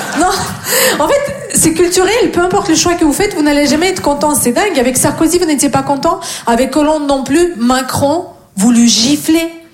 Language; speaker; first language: French; non-native, fluent; Russian